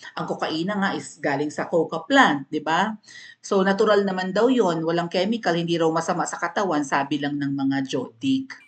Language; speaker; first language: Filipino; non-native, local second language; Cebuano